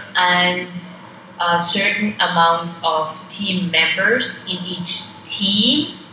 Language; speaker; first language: English; non-native, fluent; Estonian